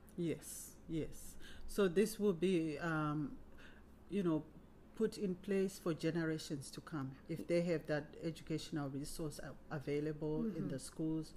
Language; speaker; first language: English; non-native, local second language; Shona